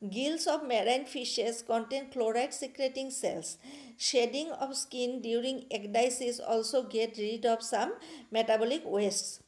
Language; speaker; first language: English; non-native, local second language; Assamese